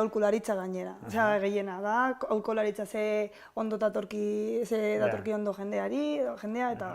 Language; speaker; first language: Basque; non-native, learner; Spanish